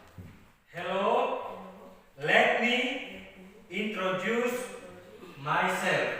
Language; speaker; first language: English; non-native, learner; Indonesian